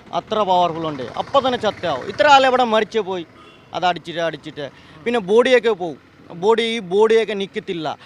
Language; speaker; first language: Malayalam; non-native, local second language; Bangla